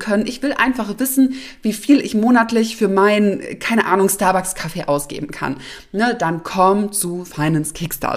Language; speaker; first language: German; native; German